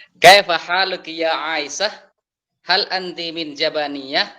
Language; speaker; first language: Arabic; non-native, learner; Indonesian